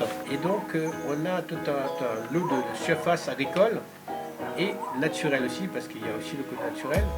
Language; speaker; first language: French; native; French